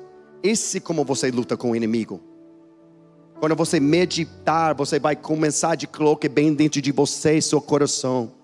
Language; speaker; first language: Portuguese; non-native, learner; English